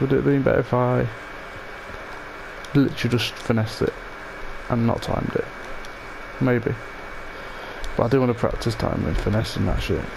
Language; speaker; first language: English; native; English